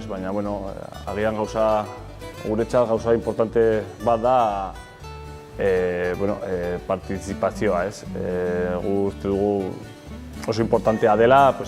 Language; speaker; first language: Basque; non-native, local second language; Spanish